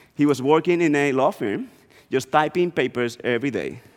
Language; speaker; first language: English; non-native, fluent; Spanish